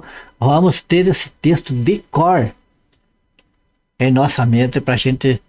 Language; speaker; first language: Portuguese; native; Portuguese